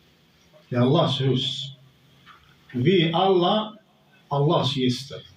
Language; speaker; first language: Swedish; non-native, fluent; Arabic